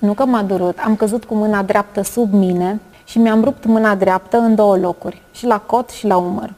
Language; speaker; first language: Romanian; native; Romanian